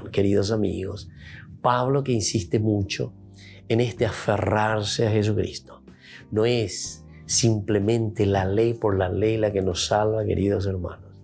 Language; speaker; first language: Spanish; native; Spanish